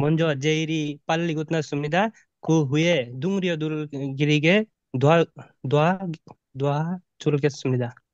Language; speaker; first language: Korean; non-native, learner; Bangla